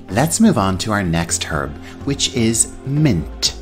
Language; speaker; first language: English; native; English